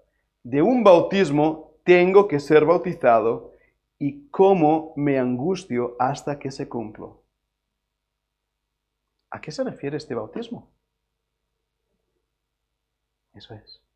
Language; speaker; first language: Spanish; native; Spanish